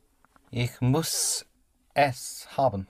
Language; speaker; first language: German; non-native, learner; English